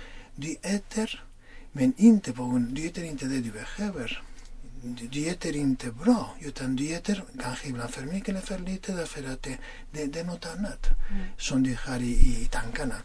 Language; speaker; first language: Swedish; non-native, fluent; Spanish